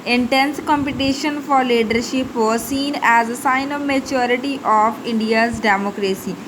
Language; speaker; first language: English; non-native, local second language; Punjabi